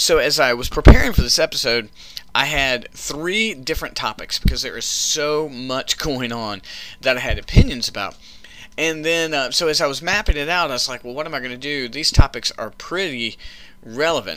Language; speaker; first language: English; native; English